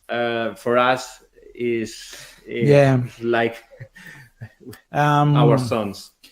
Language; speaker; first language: English; non-native, learner; Spanish